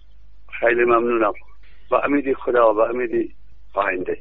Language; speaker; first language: Persian; non-native, local second language; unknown